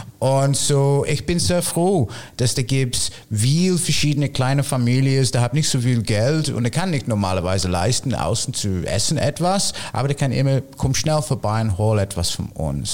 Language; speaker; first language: German; non-native, fluent; English